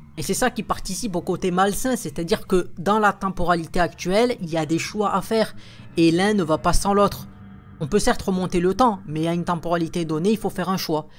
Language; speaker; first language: French; native; French